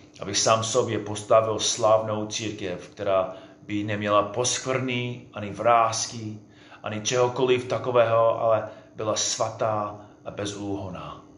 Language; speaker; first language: Czech; non-native, fluent; English